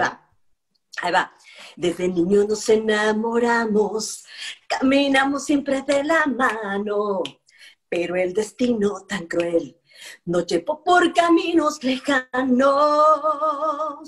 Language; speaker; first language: Spanish; native; Spanish